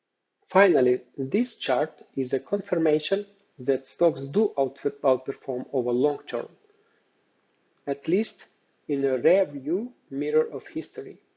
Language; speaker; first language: English; non-native, fluent; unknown